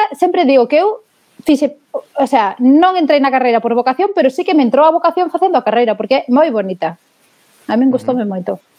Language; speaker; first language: Galician; native; Galician